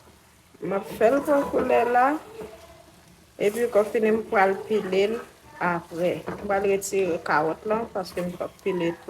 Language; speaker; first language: French; non-native, local second language; Haitian Creole